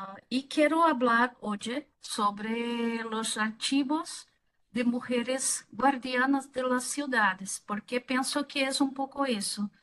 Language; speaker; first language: Spanish; non-native, fluent; Portuguese